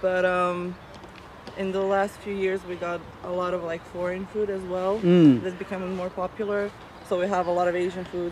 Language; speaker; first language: English; non-native, fluent; Croatian